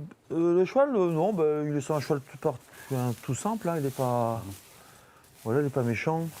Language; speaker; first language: French; native; French